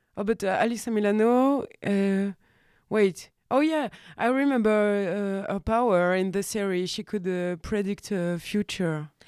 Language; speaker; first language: English; non-native, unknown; French